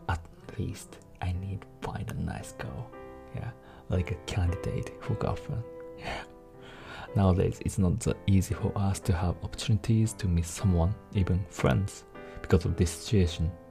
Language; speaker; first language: English; non-native, fluent; Japanese